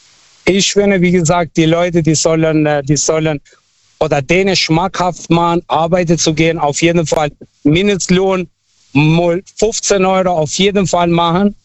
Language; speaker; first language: German; non-native, fluent; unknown